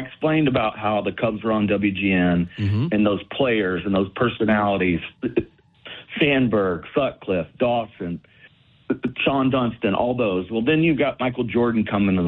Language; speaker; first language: English; native; English